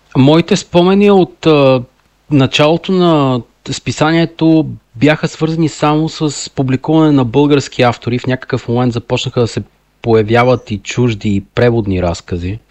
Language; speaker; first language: Bulgarian; native; Bulgarian